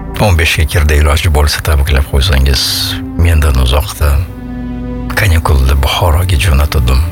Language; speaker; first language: Uzbek; native; Uzbek